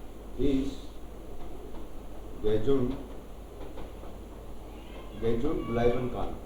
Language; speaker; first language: German; non-native, learner; Hindi